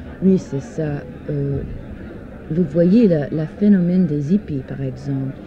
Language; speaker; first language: French; non-native, fluent; English